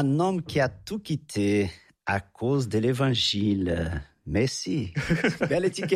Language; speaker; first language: French; non-native, fluent; Portuguese